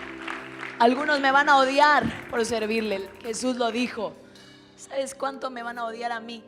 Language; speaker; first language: Spanish; native; Spanish